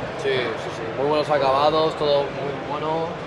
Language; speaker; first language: Spanish; native; Spanish